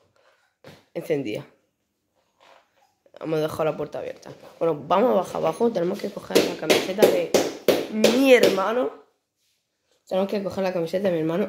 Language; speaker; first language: Spanish; native; Spanish